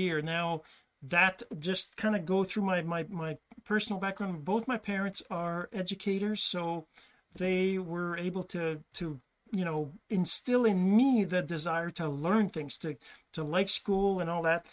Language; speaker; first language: English; early bilingual, other home language; French